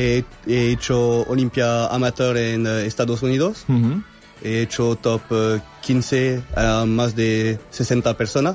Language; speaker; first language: Spanish; non-native, fluent; French